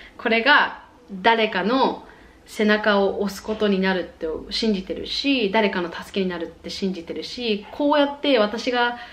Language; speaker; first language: Japanese; native; Japanese